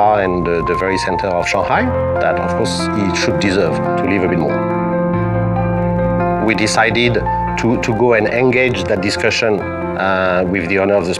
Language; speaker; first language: English; non-native, fluent; French